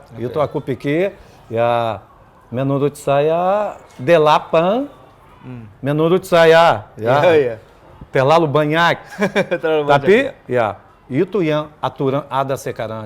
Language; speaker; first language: Indonesian; non-native, fluent; Portuguese